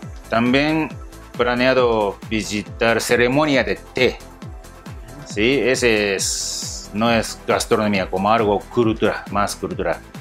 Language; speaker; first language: Spanish; non-native, learner; Japanese